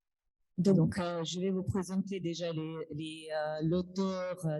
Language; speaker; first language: French; non-native, fluent; Russian